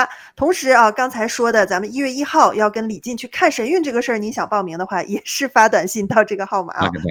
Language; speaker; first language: Chinese; native; Chinese